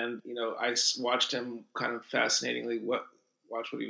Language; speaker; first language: English; native; English